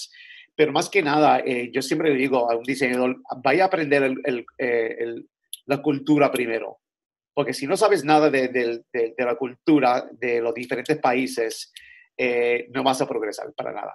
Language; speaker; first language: Spanish; early bilingual, other home language; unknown